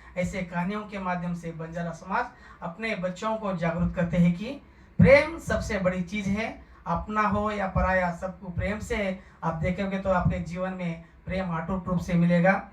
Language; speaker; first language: Hindi; non-native, local second language; Lambadi